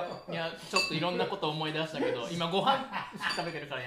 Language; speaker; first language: Japanese; native; Japanese